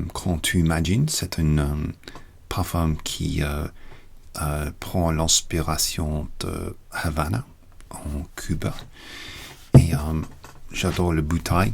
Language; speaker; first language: French; non-native, learner; English